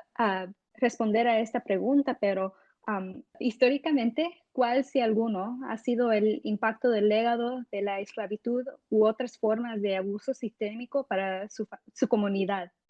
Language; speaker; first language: Spanish; early bilingual, heritage; English